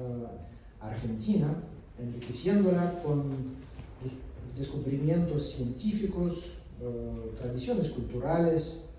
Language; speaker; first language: Spanish; non-native, fluent; Russian